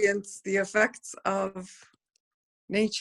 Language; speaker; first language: English; native; English